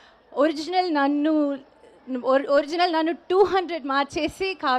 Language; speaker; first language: Telugu; non-native, learner; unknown